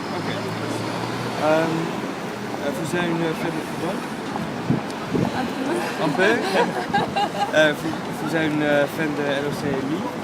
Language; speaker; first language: French; non-native, learner; Dutch